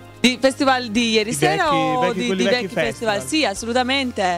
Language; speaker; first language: Italian; non-native, learner; Albanian